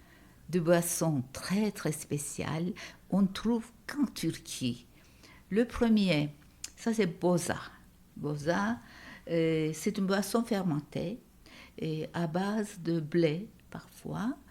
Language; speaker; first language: French; non-native, fluent; Turkish